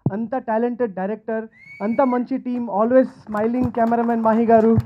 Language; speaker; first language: Telugu; non-native, learner; Hindi